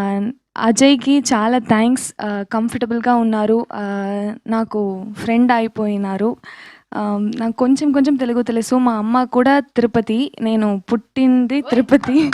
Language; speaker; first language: Telugu; early bilingual, heritage; Tamil